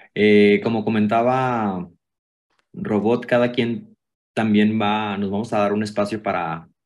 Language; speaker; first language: Spanish; native; Spanish